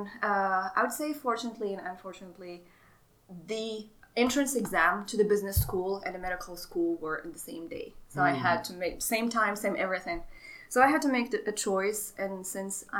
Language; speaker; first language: English; non-native, fluent; Arabic